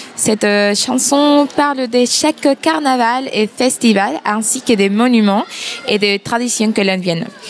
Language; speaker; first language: French; non-native, fluent; Spanish